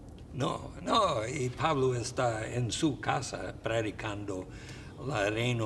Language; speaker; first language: Spanish; non-native, learner; English